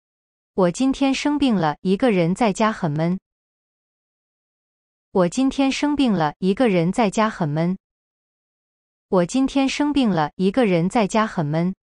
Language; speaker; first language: Chinese; non-native, learner; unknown